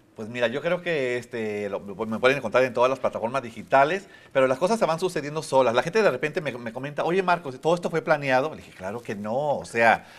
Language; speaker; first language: Spanish; early bilingual, heritage; Spanish